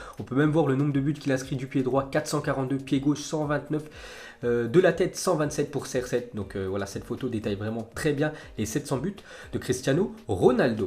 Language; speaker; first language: French; native; French